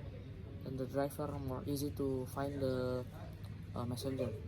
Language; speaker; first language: English; non-native, learner; Indonesian